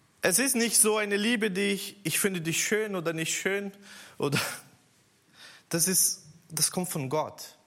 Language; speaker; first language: German; non-native, learner; Portuguese